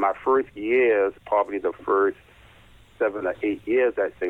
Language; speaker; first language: English; native; English